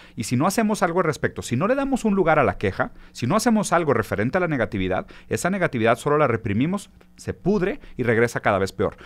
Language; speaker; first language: Spanish; early bilingual, other home language; Portuguese